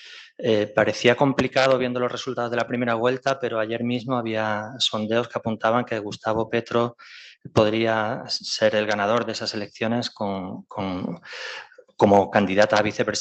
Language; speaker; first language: Spanish; native; Spanish